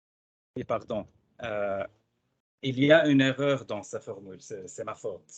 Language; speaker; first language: French; non-native, fluent; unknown